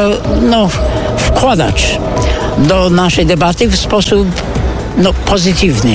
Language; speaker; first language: Polish; non-native, fluent; English